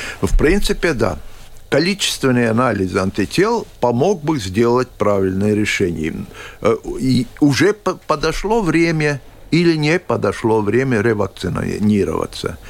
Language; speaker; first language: Russian; non-native, local second language; Latvian